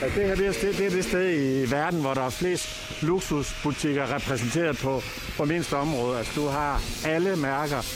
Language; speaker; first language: Danish; native; Danish